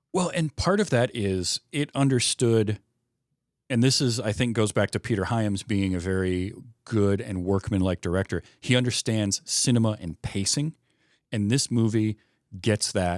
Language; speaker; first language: English; native; English